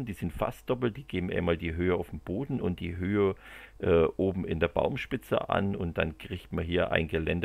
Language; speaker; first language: German; native; German